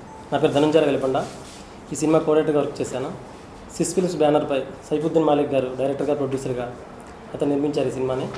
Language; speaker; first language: Telugu; native; Telugu